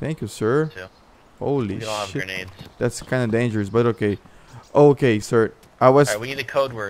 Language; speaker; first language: English; non-native, fluent; Portuguese